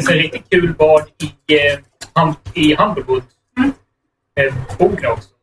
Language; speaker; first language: Swedish; native; Swedish